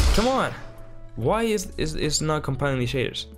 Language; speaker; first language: English; non-native, fluent; Spanish